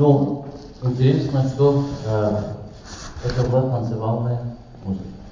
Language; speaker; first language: Russian; non-native, learner; Persian